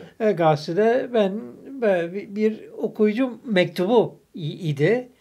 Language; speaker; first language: Turkish; early bilingual, other home language; German